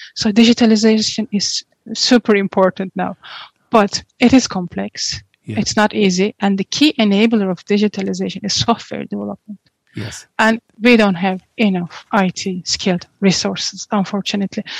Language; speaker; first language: English; non-native, fluent; Turkish